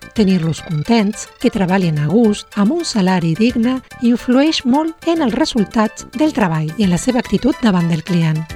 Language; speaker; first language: Catalan; non-native, fluent; Spanish